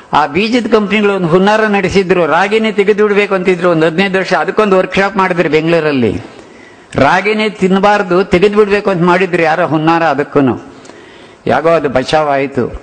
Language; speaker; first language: Kannada; non-native, local second language; Telugu